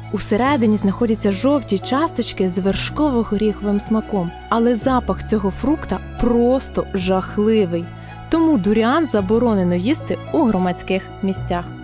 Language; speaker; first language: Ukrainian; native; Ukrainian